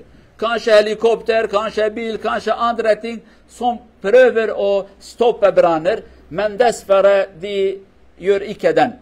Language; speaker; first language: Norwegian; non-native, learner; Kurdish